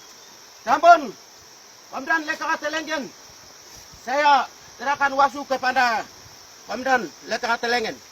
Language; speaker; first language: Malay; non-native, local second language; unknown